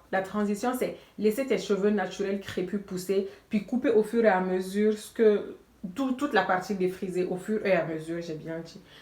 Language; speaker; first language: French; non-native, local second language; Bambara